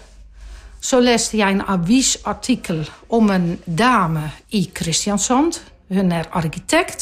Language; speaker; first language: Norwegian; non-native, fluent; Dutch